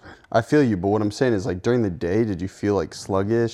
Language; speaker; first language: English; native; English